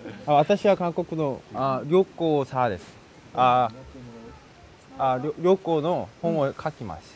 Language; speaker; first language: Japanese; non-native, learner; Korean